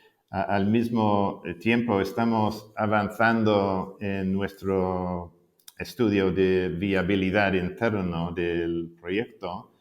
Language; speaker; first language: Spanish; non-native, fluent; English